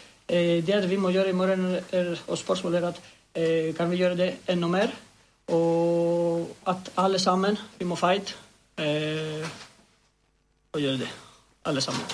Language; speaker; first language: Norwegian; non-native, fluent; Greek